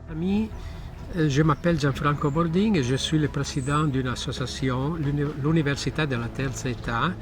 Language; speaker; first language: French; non-native, learner; Italian